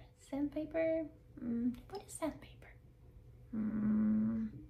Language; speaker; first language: English; non-native, fluent; Ukrainian